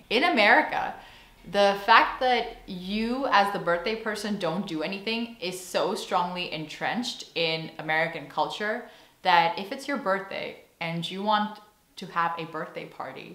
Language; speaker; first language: English; native; English